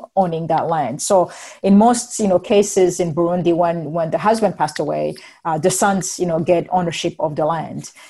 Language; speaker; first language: English; non-native, fluent; Rundi